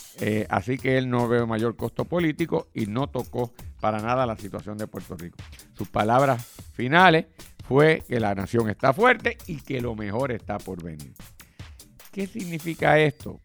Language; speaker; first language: Spanish; native; Spanish